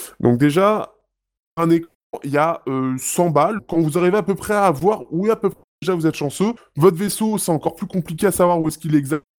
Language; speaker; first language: French; native; French